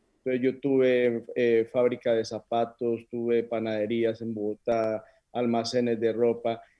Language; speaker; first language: Spanish; native; Spanish